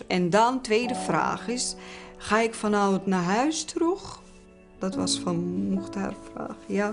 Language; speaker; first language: Dutch; non-native, learner; Azerbaijani